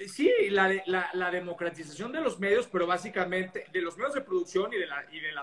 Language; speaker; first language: Spanish; native; Spanish